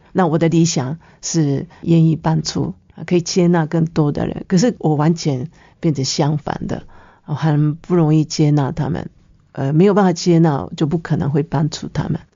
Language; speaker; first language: Chinese; non-native, fluent; Japanese